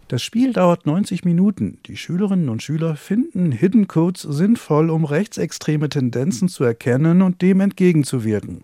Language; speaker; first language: German; native; German